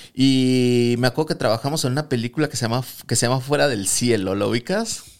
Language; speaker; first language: Spanish; native; Spanish